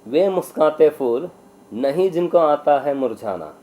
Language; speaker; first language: Hindi; non-native, local second language; Kannada